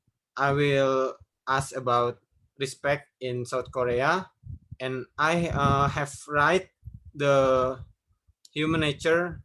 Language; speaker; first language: English; non-native, learner; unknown